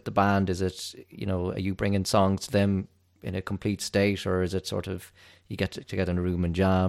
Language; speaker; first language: English; native; English